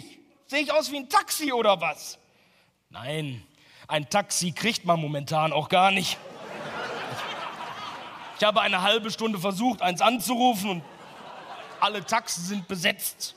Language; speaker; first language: German; native; German